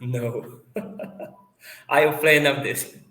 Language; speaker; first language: English; non-native, fluent; Portuguese